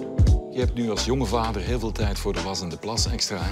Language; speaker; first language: Dutch; native; Dutch